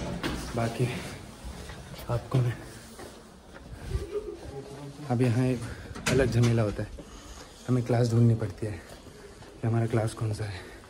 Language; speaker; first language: Hindi; native; Hindi